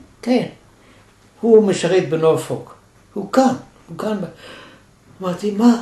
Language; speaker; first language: Hebrew; non-native, fluent; German